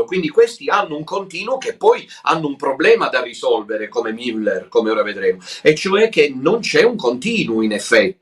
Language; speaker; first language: Italian; native; Italian